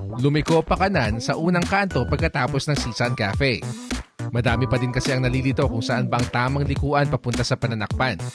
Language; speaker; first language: Filipino; non-native, local second language; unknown